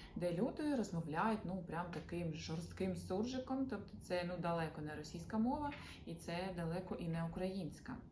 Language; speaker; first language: Ukrainian; non-native, local second language; Russian